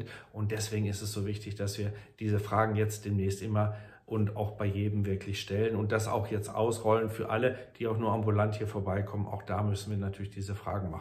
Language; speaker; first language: German; native; German